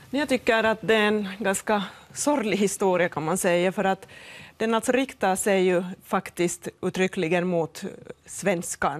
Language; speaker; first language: Swedish; native; Swedish